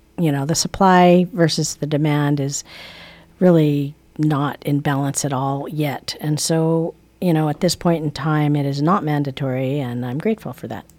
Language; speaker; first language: English; native; English